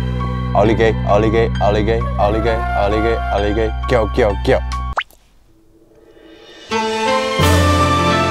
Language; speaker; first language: Chinese; non-native, fluent; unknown